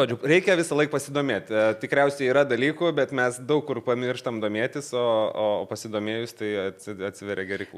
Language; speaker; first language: Lithuanian; native; Lithuanian